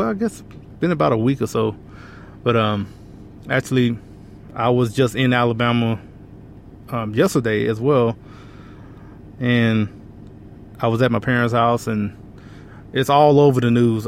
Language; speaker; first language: English; native; English